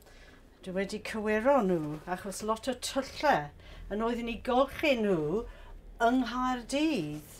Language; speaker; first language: Welsh; non-native, learner; English